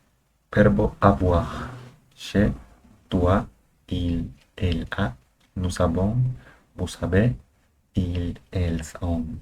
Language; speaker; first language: French; non-native, learner; Spanish